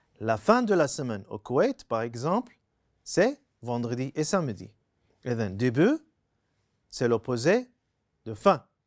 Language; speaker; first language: French; non-native, fluent; Arabic